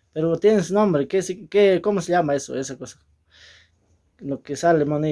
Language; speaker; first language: Spanish; native; Spanish